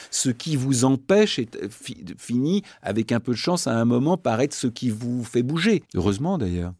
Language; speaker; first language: French; native; French